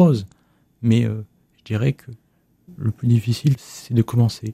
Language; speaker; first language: French; native; French